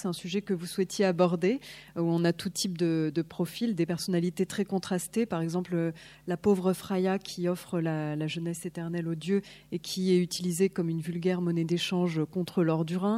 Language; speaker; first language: French; native; French